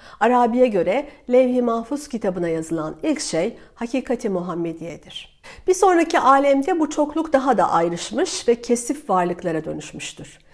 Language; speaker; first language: Turkish; native; Turkish